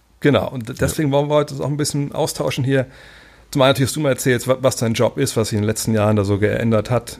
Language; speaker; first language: German; native; German